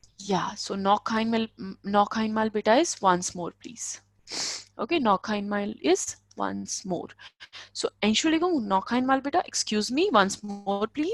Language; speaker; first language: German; non-native, fluent; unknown